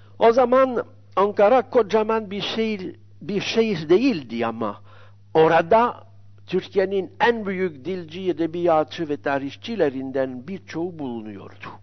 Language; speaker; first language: Turkish; non-native, fluent; French